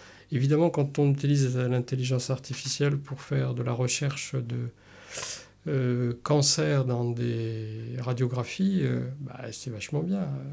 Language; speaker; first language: French; native; French